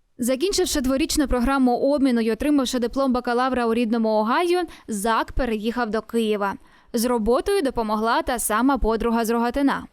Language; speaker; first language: Ukrainian; native; Ukrainian